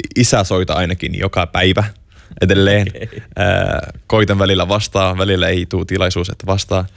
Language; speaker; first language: Finnish; non-native, fluent; Arabic